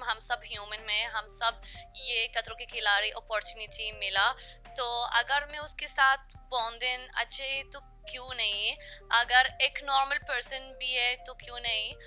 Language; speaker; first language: Hindi; non-native, learner; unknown